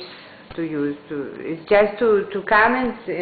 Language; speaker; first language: English; non-native, learner; Spanish